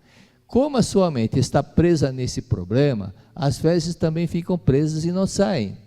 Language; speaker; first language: Portuguese; native; Portuguese